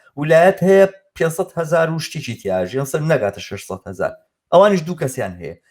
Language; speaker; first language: Central Kurdish; native; Central Kurdish